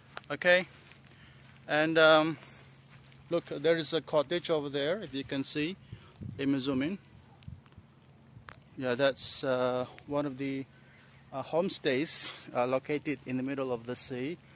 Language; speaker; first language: English; non-native, fluent; Indonesian